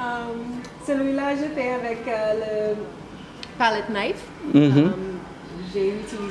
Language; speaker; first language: French; non-native, learner; English